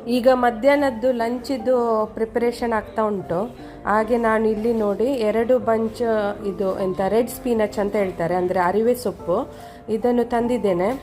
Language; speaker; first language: Kannada; non-native, local second language; Konkani